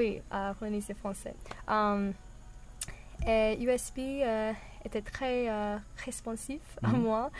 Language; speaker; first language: French; non-native, learner; English